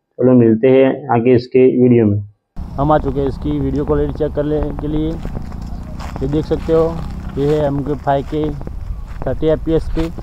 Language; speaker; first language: Hindi; non-native, local second language; Gujarati